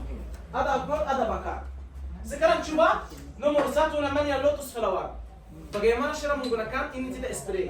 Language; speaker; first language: Indonesian; non-native, learner; Arabic